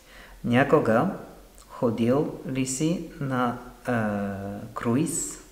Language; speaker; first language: Bulgarian; non-native, learner; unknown